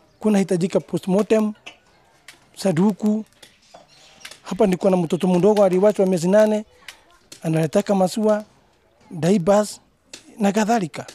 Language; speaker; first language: Swahili; non-native, local second language; Kikuyu